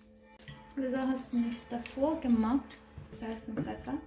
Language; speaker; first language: German; non-native, learner; Korean